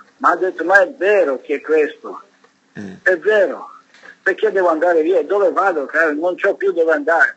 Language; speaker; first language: Italian; non-native, learner; Serbian